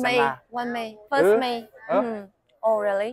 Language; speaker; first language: English; non-native, learner; Vietnamese